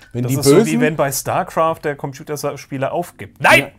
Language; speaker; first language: German; native; German